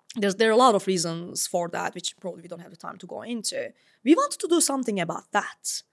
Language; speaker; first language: English; non-native, fluent; Turkish